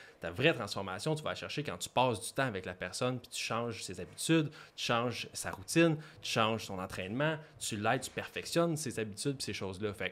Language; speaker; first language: French; native; French